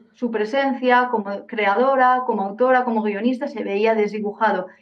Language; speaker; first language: Spanish; native; Spanish